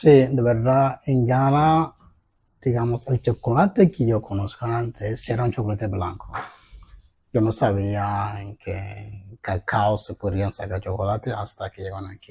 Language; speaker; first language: Spanish; non-native, fluent; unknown